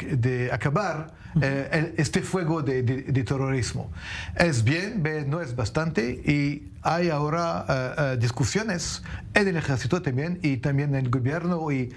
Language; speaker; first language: Spanish; non-native, fluent; French